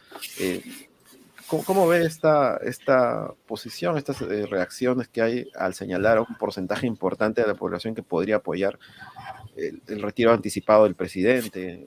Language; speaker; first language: Spanish; native; Spanish